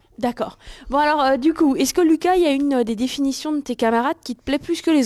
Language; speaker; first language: French; native; French